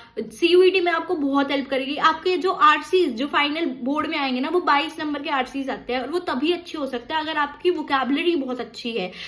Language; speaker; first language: Hindi; native; Hindi